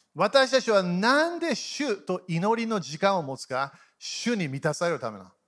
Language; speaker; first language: Japanese; native; Japanese